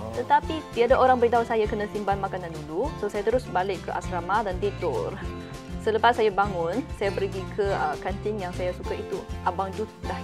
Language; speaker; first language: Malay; non-native, fluent; Chinese